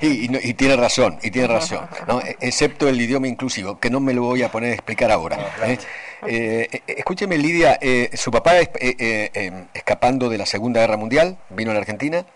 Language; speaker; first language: Spanish; native; Spanish